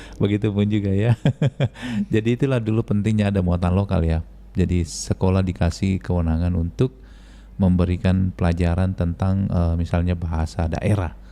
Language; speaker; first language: Indonesian; native; Indonesian